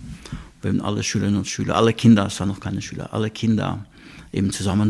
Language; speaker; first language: German; non-native, local second language; Luxembourgish